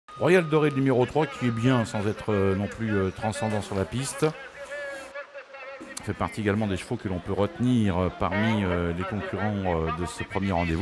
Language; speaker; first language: French; native; French